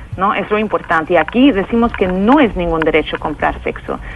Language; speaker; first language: Spanish; non-native, fluent; Swedish